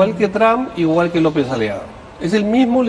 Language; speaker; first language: Spanish; native; Spanish